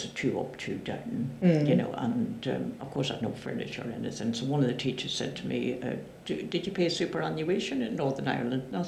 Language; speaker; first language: English; native; English